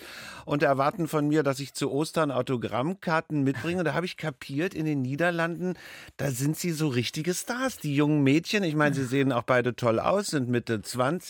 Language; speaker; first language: German; native; German